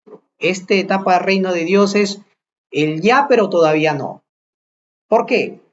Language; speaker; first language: Spanish; native; Spanish